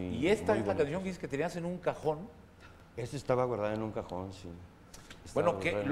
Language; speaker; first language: Spanish; native; Spanish